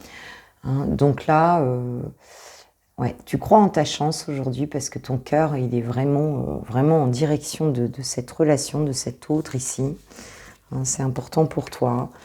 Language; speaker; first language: French; native; French